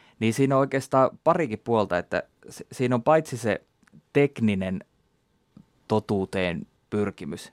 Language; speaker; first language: Finnish; native; Finnish